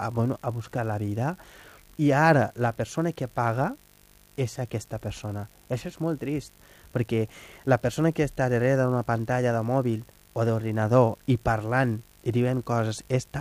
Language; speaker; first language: Catalan; non-native, fluent; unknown